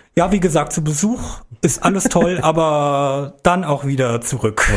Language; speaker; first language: German; native; German